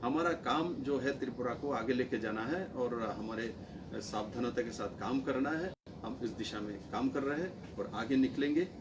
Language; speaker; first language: Hindi; non-native, local second language; Bangla